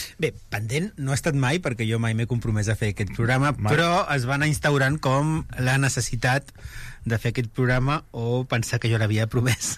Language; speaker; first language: Catalan; native; Catalan